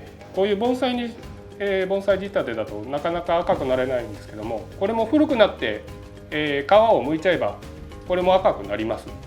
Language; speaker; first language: Japanese; native; Japanese